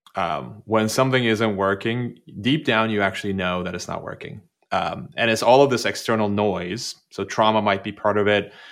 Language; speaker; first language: English; non-native, fluent; Turkish